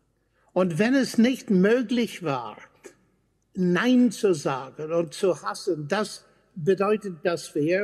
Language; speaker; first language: German; non-native, fluent; English